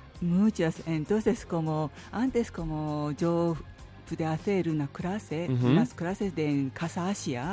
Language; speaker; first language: Spanish; non-native, learner; Japanese